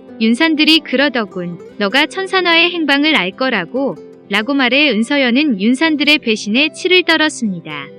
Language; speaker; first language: Korean; native; Korean